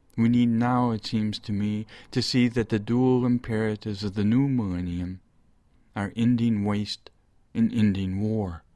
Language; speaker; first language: English; native; English